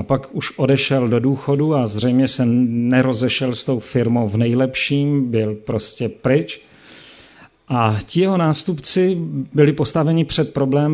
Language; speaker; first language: Czech; native; Czech